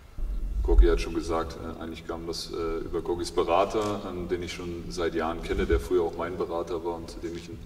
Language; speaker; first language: German; native; German